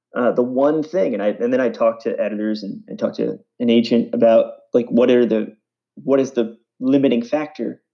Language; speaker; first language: English; native; English